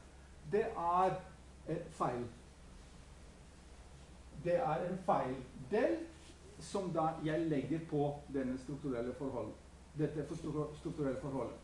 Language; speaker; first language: Norwegian; non-native, fluent; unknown